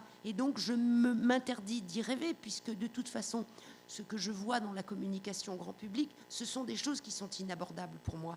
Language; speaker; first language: French; native; French